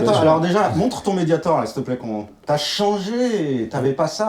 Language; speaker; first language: French; native; French